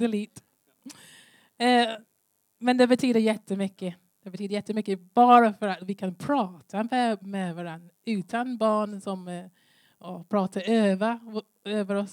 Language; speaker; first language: Swedish; non-native, learner; English